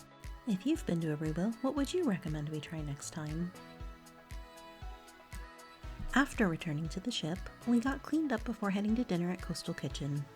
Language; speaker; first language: English; native; English